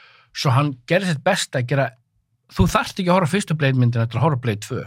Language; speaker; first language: Icelandic; native; Icelandic